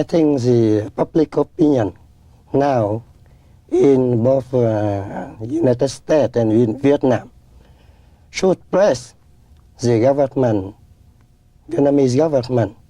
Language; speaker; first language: English; non-native, fluent; Vietnamese